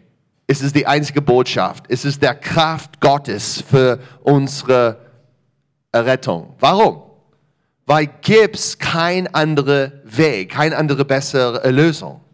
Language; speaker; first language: German; non-native, learner; English